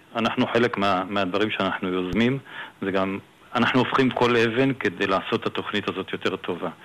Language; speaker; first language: Hebrew; native; Hebrew